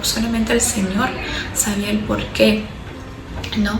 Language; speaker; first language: Spanish; native; Spanish